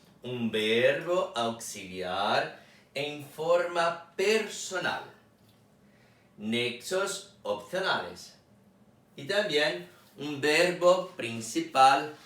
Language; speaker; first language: Spanish; non-native, fluent; Portuguese